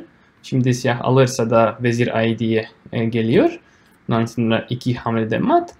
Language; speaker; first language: Turkish; non-native, fluent; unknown